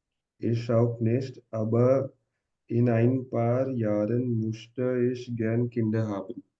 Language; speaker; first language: German; non-native, learner; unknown